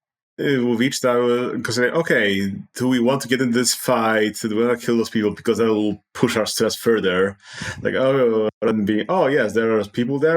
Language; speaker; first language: English; non-native, fluent; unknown